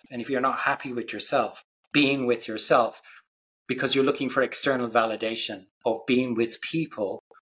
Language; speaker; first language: English; native; English